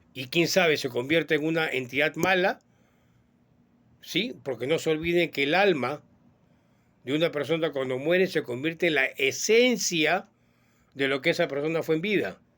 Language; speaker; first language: Spanish; native; Spanish